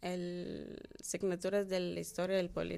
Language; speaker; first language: Spanish; non-native, learner; Arabic